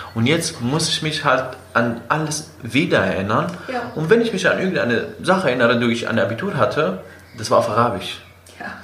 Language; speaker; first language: German; non-native, fluent; Kurdish